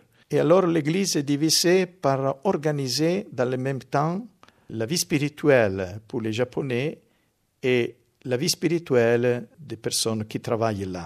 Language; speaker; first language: French; non-native, fluent; Italian